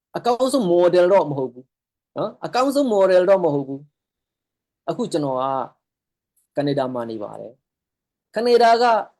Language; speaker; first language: Burmese; non-native, local second language; Hakha Chin